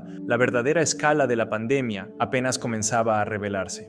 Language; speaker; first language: Spanish; native; Spanish